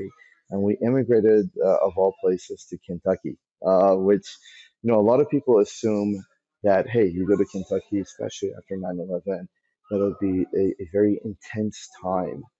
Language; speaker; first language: English; early bilingual, other home language; Persian